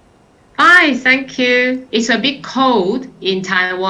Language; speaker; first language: English; non-native, fluent; Chinese